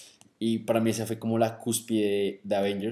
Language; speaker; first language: Spanish; native; Spanish